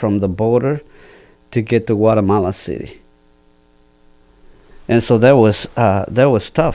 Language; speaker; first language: English; non-native, fluent; Spanish